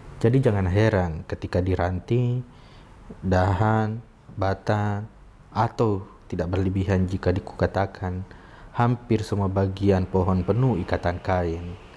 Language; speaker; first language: Indonesian; non-native, local second language; Buginese